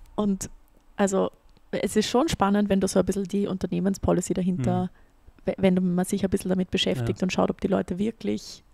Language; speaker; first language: German; native; German